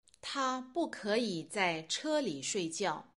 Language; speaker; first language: Chinese; non-native, learner; Russian